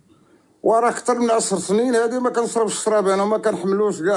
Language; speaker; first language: Arabic; native; Arabic